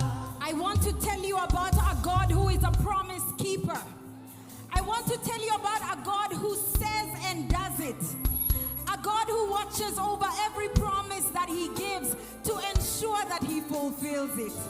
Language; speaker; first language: English; non-native, local second language; Swahili